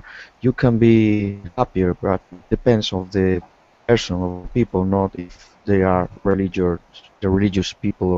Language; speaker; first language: English; non-native, learner; Spanish